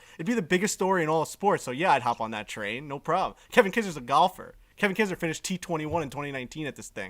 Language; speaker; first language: English; native; English